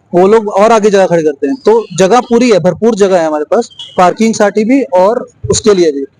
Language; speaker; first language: Hindi; non-native, local second language; Marathi